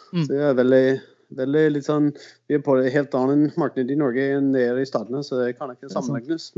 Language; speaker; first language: Norwegian; non-native, fluent; English